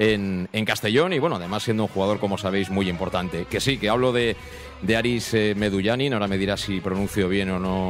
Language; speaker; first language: Spanish; native; Spanish